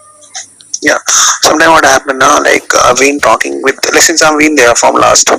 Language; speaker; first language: English; non-native, local second language; Hindi